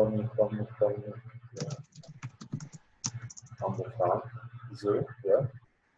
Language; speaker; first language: English; non-native, learner; Polish